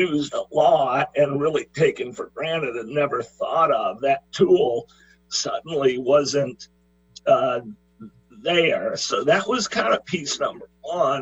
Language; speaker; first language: English; native; English